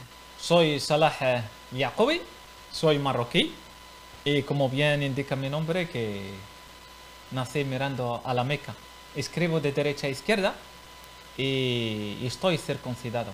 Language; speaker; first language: Spanish; non-native, fluent; Arabic